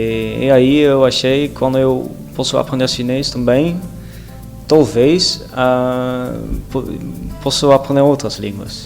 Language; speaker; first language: Portuguese; non-native, learner; Dutch